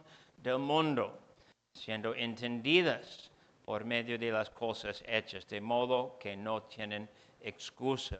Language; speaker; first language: Spanish; non-native, fluent; English